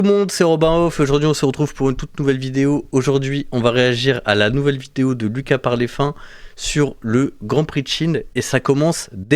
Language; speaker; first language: French; native; French